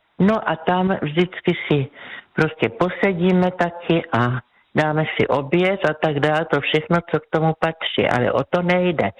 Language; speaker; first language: Czech; native; Czech